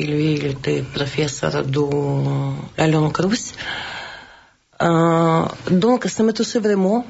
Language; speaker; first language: French; non-native, learner; Russian